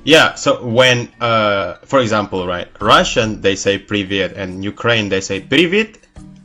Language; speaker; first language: English; non-native, fluent; Indonesian